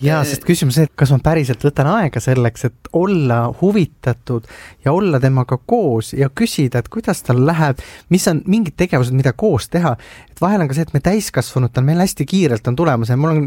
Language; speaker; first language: Estonian; native; Estonian